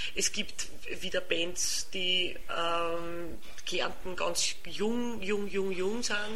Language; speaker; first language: German; native; German